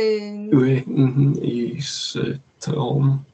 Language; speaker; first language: French; non-native, learner; English